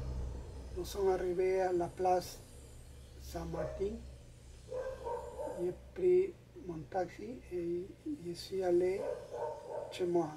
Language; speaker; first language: French; non-native, learner; Spanish